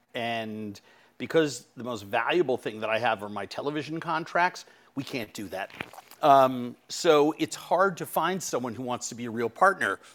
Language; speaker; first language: English; native; English